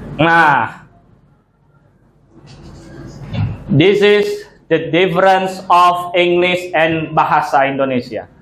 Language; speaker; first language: English; non-native, learner; Indonesian